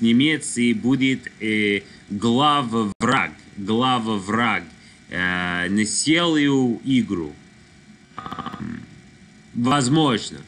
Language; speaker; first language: Russian; non-native, learner; English